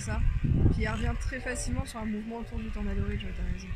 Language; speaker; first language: French; native; French